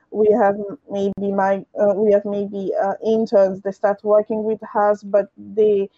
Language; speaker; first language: English; early bilingual, other home language; French